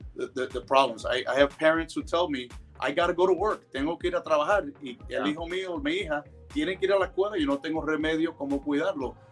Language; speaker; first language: Spanish; early bilingual, heritage; Spanish